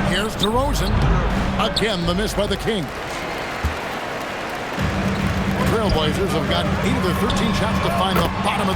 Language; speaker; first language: English; native; English